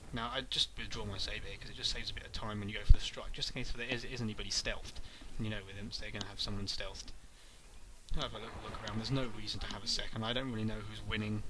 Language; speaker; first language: English; native; English